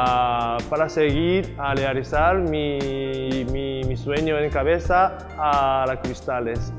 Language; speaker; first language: Spanish; non-native, learner; Japanese